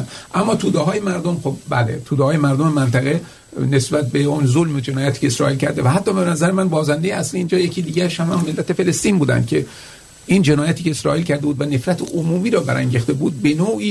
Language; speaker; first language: Persian; native; Persian